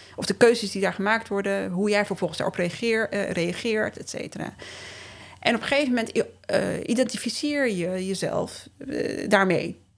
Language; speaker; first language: Dutch; early bilingual, other home language; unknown